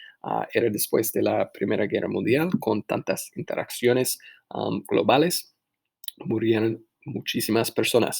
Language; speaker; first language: Spanish; non-native, fluent; English